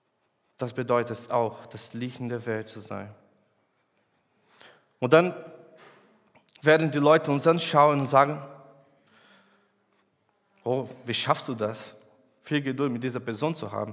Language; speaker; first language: German; non-native, fluent; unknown